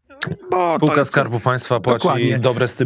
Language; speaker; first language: Polish; native; Polish